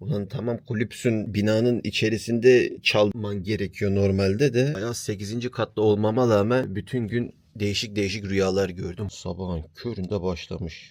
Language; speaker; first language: Turkish; native; Turkish